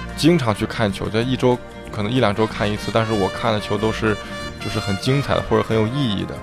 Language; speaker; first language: Chinese; native; Chinese